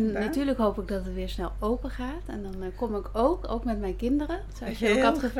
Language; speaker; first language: Dutch; native; Dutch